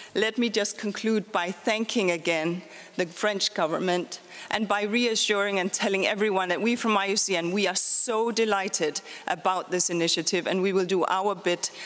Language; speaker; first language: English; non-native, fluent; Danish